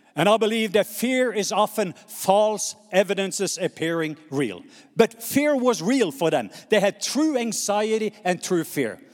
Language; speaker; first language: English; non-native, fluent; Norwegian